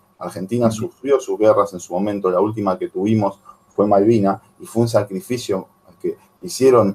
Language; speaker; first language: Spanish; native; Spanish